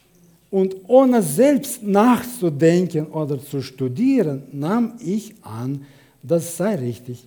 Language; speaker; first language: German; non-native, fluent; Russian